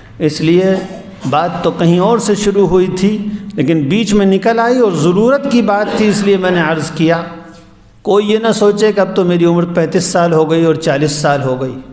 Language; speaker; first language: Urdu; native; Urdu